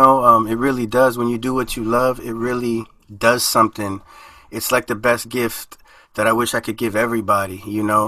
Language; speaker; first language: English; early bilingual, other home language; Spanish